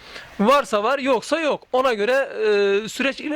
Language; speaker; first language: Turkish; native; Turkish